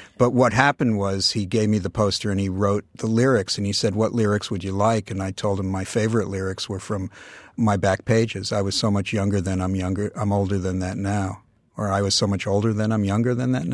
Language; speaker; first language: English; native; English